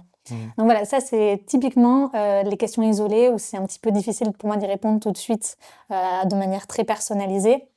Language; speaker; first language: French; native; French